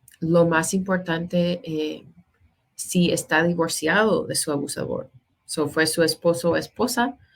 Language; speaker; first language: Spanish; non-native, fluent; English